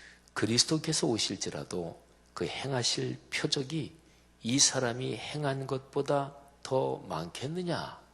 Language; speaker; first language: Korean; native; Korean